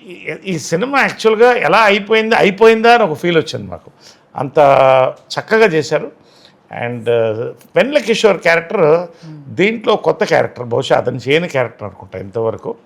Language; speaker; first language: Telugu; native; Telugu